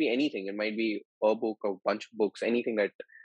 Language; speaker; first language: English; non-native, local second language; Hindi